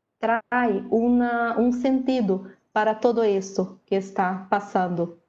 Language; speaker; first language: Spanish; non-native, learner; Portuguese